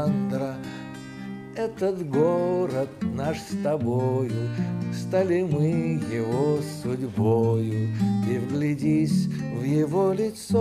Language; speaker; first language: Russian; native; Russian